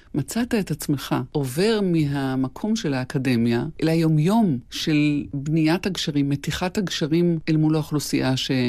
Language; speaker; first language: Hebrew; native; Hebrew